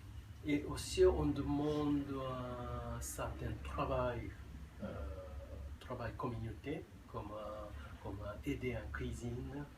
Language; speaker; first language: French; non-native, fluent; Japanese